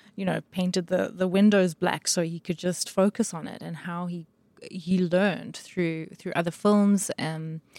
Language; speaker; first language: English; native; English